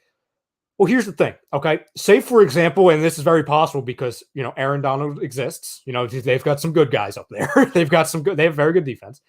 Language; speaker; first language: English; native; English